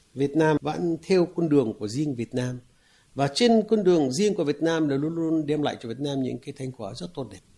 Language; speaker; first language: Vietnamese; non-native, fluent; Arabic